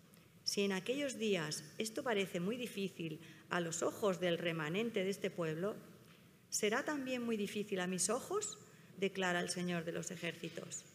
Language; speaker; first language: Spanish; native; Spanish